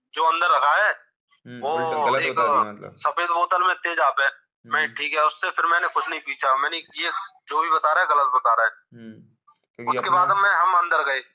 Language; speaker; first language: Hindi; native; Hindi